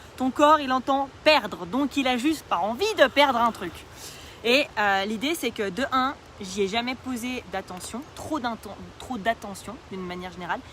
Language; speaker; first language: French; native; French